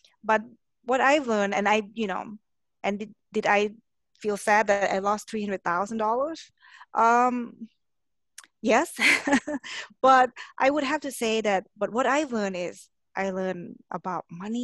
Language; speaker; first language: English; non-native, fluent; Thai